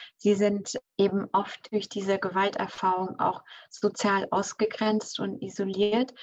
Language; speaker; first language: German; early bilingual, other home language; English